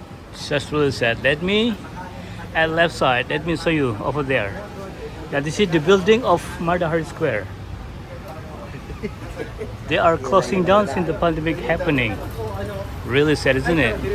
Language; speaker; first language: English; non-native, learner; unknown